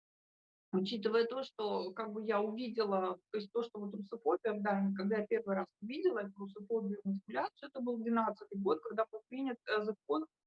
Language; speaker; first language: Russian; native; Russian